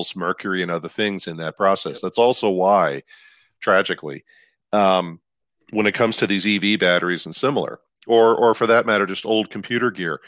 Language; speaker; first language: English; native; English